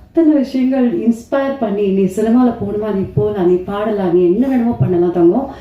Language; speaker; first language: Tamil; native; Tamil